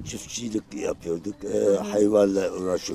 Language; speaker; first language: Turkish; non-native, local second language; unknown